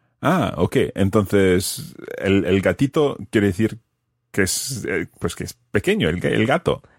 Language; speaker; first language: Spanish; non-native, fluent; English